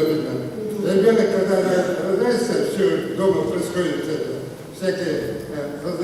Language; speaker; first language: Russian; non-native, local second language; Kazakh